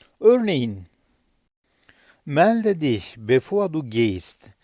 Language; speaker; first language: German; non-native, fluent; Turkish